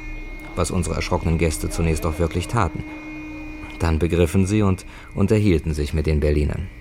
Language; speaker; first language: German; native; German